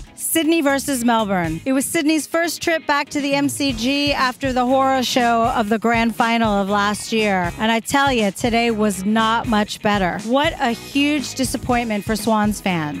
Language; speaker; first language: English; native; English